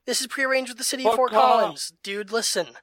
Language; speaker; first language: English; native; English